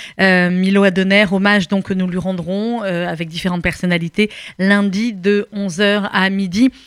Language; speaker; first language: French; native; French